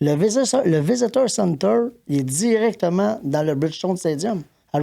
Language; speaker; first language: French; native; French